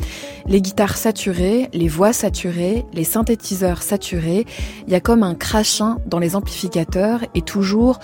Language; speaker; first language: French; native; French